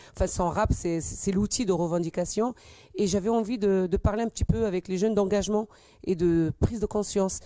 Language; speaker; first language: French; native; French